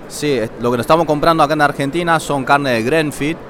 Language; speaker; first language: Spanish; non-native, fluent; Chinese